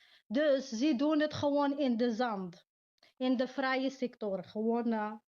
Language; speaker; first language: Dutch; non-native, learner; Arabic